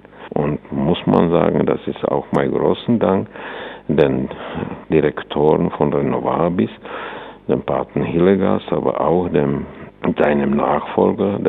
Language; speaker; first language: German; non-native, fluent; Czech